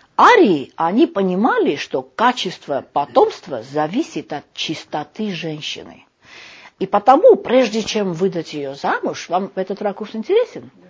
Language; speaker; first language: Russian; non-native, local second language; Armenian